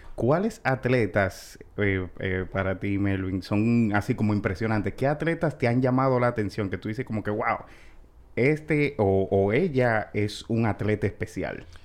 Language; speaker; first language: Spanish; native; Spanish